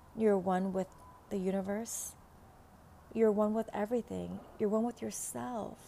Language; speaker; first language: English; non-native, fluent; Vietnamese